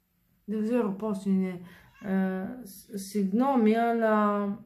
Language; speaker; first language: Greek; non-native, learner; Bulgarian